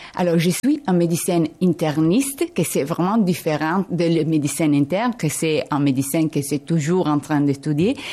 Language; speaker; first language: French; non-native, fluent; Italian